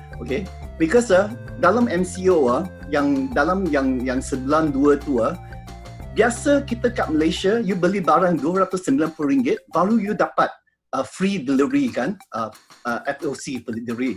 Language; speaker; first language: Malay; non-native, local second language; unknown